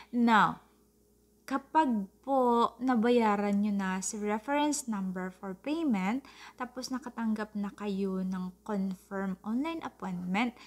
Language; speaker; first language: Filipino; non-native, local second language; Cebuano